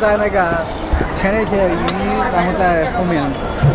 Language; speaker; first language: Chinese; non-native, learner; Bangla